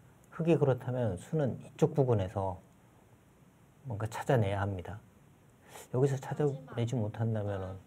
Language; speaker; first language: Korean; native; Korean